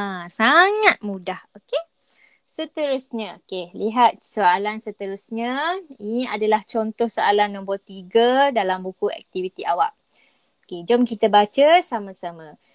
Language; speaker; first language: Malay; native; Malay